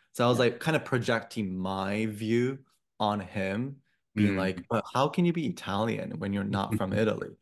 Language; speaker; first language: English; non-native, fluent; Japanese